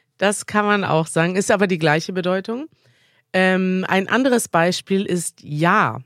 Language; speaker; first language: German; native; German